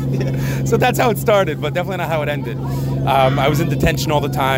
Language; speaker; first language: English; native; English